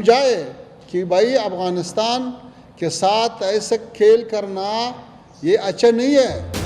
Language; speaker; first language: Hindi; non-native, fluent; Pashto